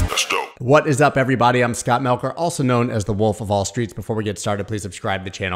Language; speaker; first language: English; native; English